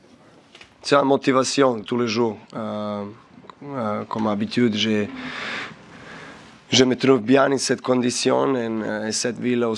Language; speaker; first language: French; non-native, fluent; Serbian